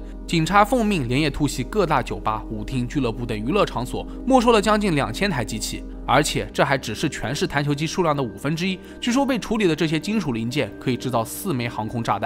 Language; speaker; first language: Chinese; native; Chinese